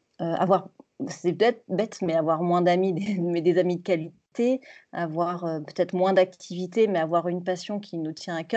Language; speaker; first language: French; native; French